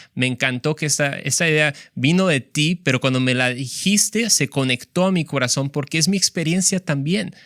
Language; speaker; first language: Spanish; native; Spanish